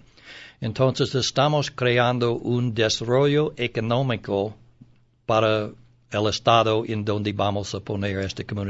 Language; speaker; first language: Spanish; non-native, learner; English